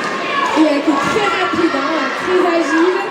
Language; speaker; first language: French; native; French